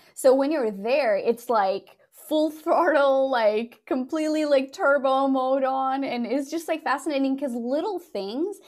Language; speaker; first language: English; non-native, fluent; Portuguese